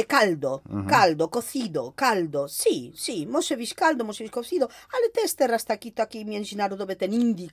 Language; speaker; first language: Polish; non-native, fluent; Spanish